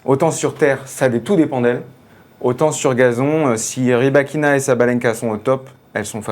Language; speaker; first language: French; native; French